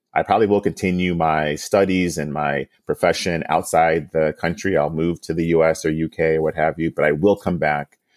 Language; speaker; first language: English; early bilingual, other home language; Yoruba